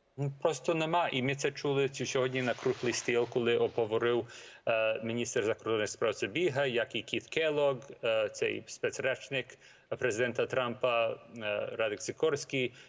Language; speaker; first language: Ukrainian; early bilingual, heritage; Ukrainian